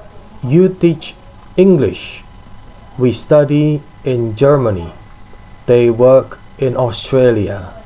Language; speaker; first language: English; non-native, fluent; Indonesian